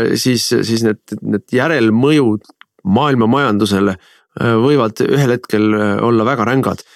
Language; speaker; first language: Estonian; native; Estonian